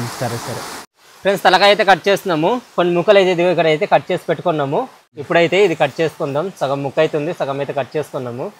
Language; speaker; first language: Telugu; non-native, local second language; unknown